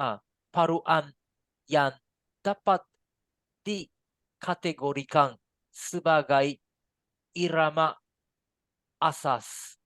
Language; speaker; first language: Indonesian; non-native, learner; Japanese